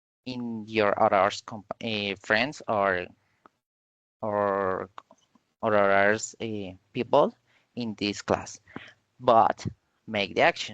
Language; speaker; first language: English; non-native, learner; Spanish